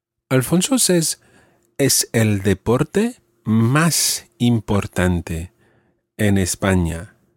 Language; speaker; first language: Spanish; non-native, fluent; English